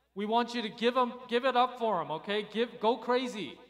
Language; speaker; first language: English; early bilingual, other home language; Korean